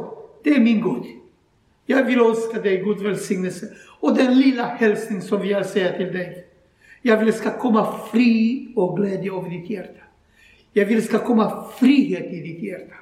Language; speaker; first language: Swedish; non-native, learner; Croatian